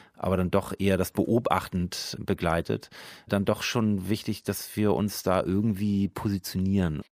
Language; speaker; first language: German; native; German